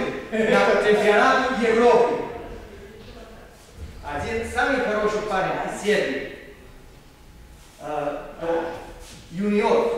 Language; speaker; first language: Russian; non-native, learner; Serbian